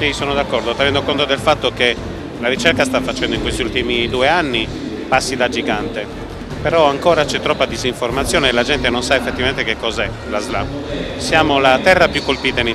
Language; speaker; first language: Italian; native; Italian